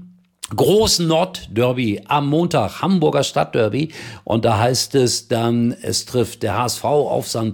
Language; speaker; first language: German; native; German